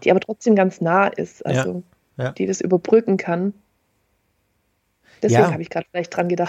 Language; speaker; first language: German; native; German